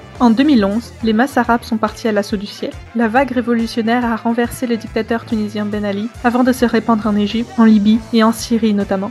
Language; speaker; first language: French; native; French